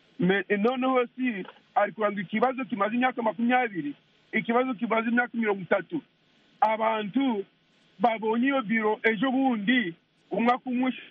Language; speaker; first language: Kinyarwanda; native; Kinyarwanda